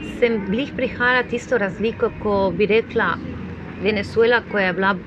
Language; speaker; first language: Slovenian; non-native, fluent; Spanish